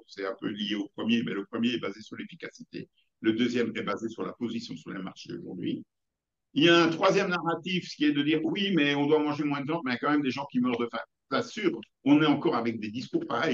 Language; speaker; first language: French; native; French